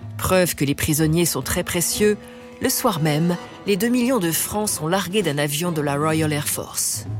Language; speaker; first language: French; native; French